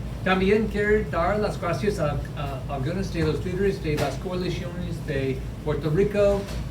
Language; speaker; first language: Spanish; non-native, learner; English